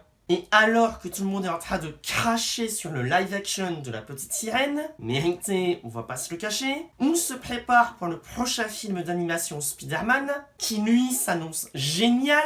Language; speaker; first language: French; native; French